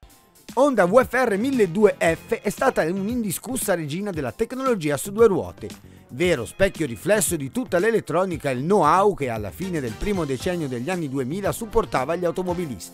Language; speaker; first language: Italian; native; Italian